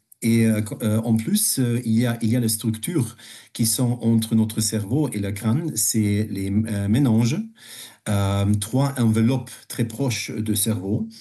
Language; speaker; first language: French; non-native, fluent; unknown